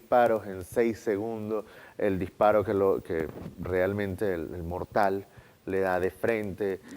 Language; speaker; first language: Spanish; native; Spanish